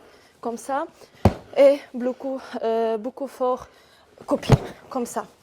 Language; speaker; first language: French; non-native, learner; Ukrainian